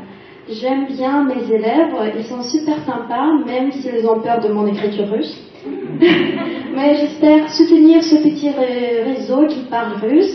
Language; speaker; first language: French; non-native, fluent; Russian